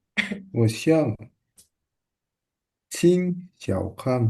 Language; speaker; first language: Chinese; non-native, learner; Indonesian